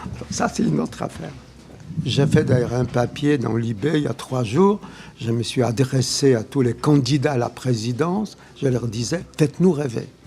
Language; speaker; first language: French; non-native, fluent; Polish